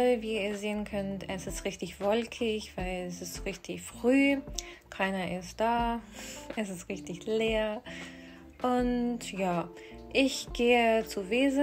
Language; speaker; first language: German; non-native, fluent; Urdu